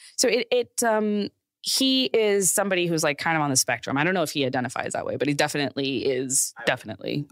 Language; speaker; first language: English; non-native, local second language; Urdu